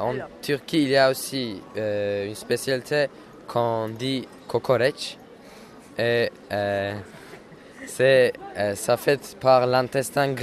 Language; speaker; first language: French; non-native, learner; Turkish